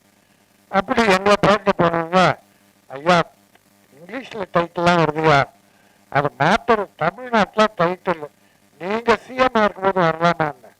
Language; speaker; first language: Tamil; native; Tamil